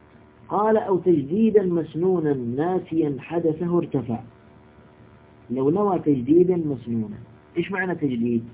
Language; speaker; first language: Arabic; native; Arabic